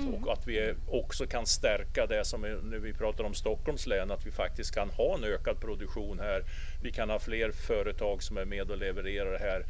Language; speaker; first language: Swedish; native; Swedish